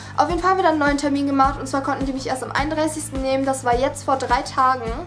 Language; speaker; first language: German; early bilingual, other home language; Vietnamese